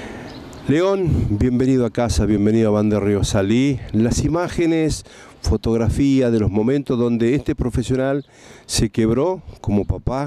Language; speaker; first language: Spanish; native; Spanish